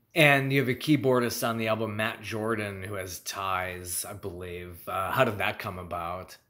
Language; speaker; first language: English; native; English